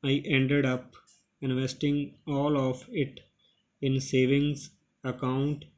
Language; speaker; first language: English; non-native, local second language; Punjabi